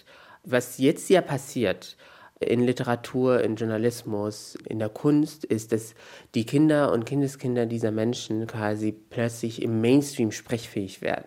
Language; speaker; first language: German; native; German